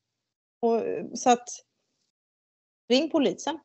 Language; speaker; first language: Swedish; native; Swedish